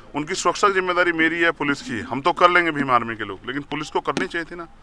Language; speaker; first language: Hindi; native; Hindi